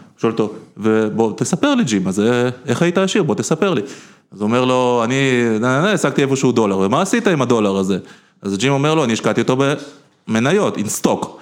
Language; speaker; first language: Hebrew; early bilingual, other home language; Russian